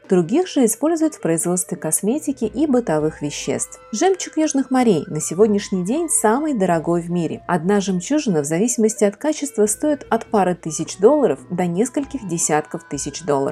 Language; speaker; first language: Russian; native; Russian